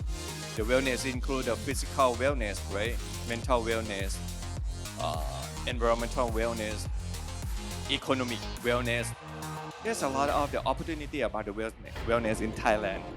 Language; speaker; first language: English; non-native, learner; Thai